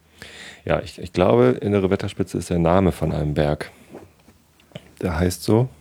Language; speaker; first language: German; native; German